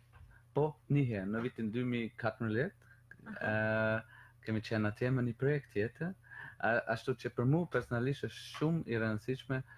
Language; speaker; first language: Albanian; non-native, learner; German